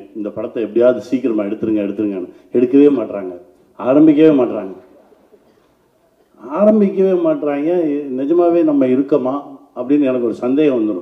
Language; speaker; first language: Tamil; native; Tamil